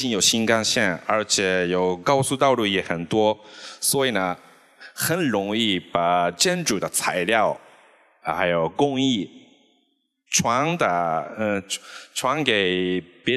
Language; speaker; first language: Chinese; non-native, fluent; Japanese